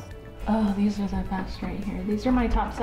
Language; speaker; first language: English; native; English